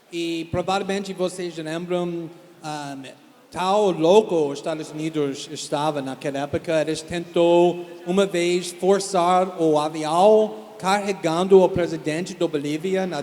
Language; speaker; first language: Portuguese; non-native, fluent; English